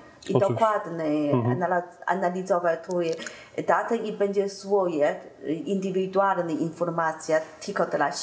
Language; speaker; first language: Polish; non-native, learner; Chinese